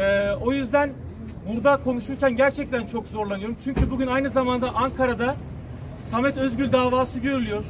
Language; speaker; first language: Turkish; native; Turkish